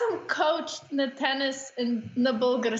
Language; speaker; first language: Bulgarian; early bilingual, heritage; English